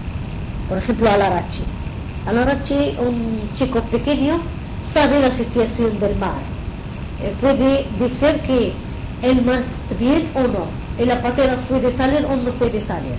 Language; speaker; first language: Spanish; non-native, fluent; Arabic